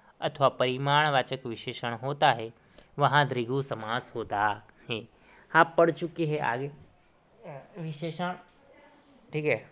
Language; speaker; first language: Hindi; non-native, local second language; Gujarati